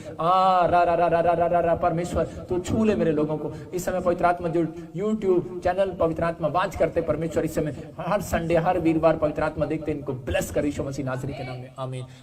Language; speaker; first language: Hindi; non-native, local second language; Punjabi